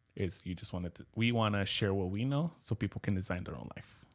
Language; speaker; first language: English; early bilingual, other home language; Spanish